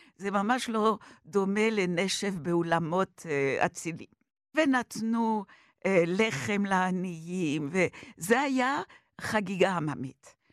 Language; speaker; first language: Hebrew; non-native, fluent; French